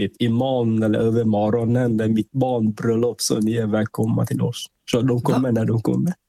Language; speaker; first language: Swedish; non-native, fluent; Vietnamese